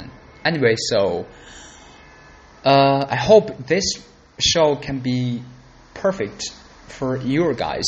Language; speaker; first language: English; non-native, learner; Chinese